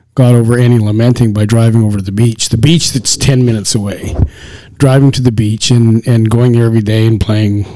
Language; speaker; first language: English; native; English